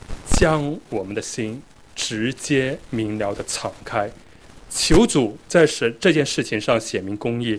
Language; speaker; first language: Chinese; native; Chinese